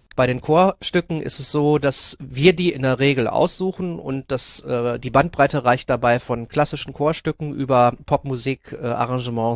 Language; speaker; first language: German; native; German